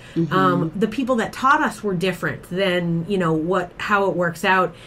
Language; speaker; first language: English; native; English